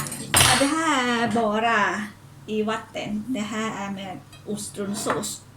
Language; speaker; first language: Swedish; non-native, fluent; Thai